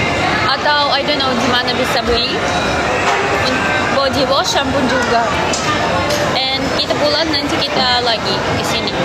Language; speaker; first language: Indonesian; non-native, learner; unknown